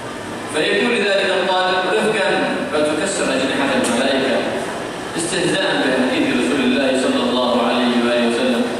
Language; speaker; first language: Arabic; native; Arabic